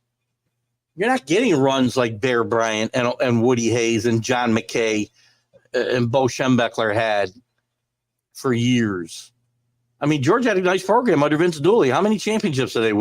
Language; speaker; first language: English; native; English